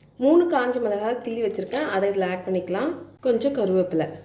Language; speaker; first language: Tamil; native; Tamil